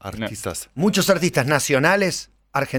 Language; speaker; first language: Spanish; native; Spanish